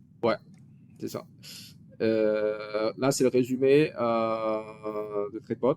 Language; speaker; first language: French; native; French